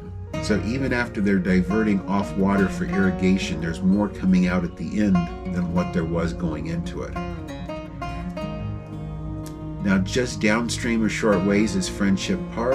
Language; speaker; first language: English; native; English